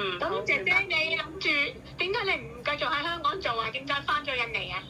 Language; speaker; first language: Chinese; non-native, learner; Indonesian